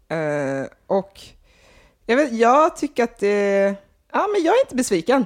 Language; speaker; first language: Swedish; native; Swedish